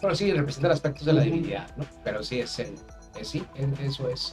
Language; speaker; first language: Spanish; native; Spanish